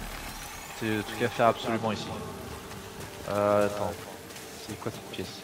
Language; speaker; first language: French; native; French